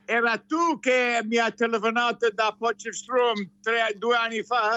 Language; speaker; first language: Italian; non-native, fluent; English